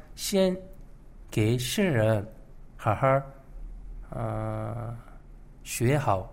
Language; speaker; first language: Chinese; non-native, fluent; Korean